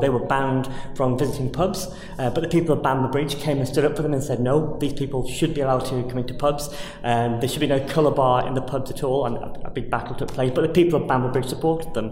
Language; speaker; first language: English; native; English